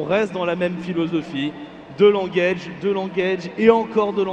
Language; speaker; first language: French; native; French